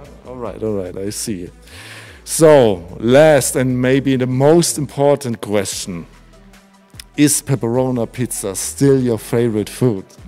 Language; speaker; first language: English; non-native, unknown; German